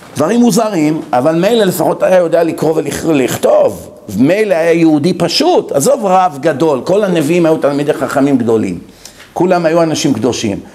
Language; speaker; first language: Hebrew; native; Hebrew